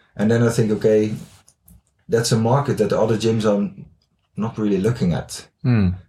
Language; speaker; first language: English; non-native, fluent; Dutch